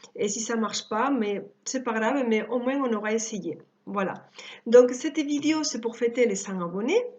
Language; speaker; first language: French; early bilingual, other home language; Spanish